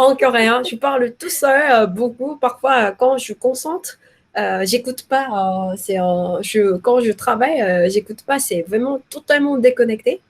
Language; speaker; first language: French; non-native, learner; Korean